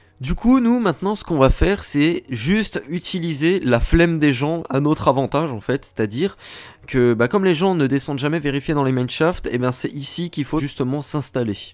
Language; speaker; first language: French; native; French